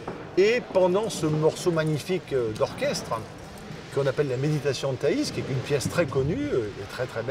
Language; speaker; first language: French; native; French